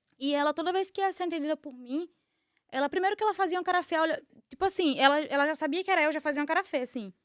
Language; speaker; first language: Portuguese; native; Portuguese